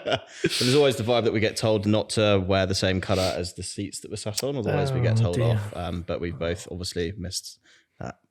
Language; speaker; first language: English; native; English